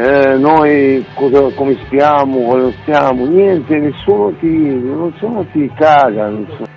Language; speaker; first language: Italian; non-native, learner; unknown